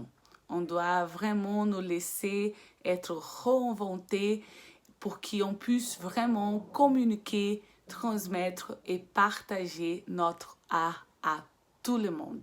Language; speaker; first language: French; non-native, fluent; Portuguese